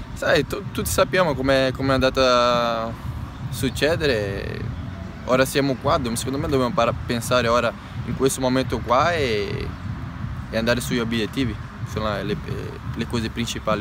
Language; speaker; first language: Italian; non-native, fluent; Portuguese